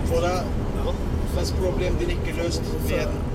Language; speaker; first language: German; non-native, learner; Turkish